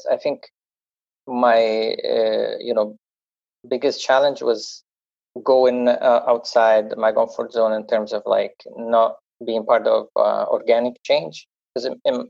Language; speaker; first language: English; non-native, fluent; Italian